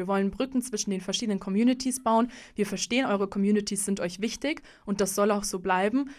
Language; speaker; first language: German; early bilingual, other home language; Russian